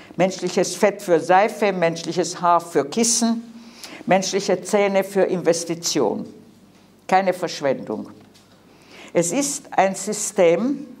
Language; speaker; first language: German; early bilingual, heritage; Hungarian